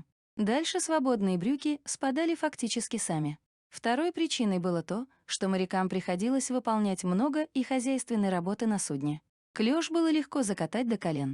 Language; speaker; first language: Russian; native; Russian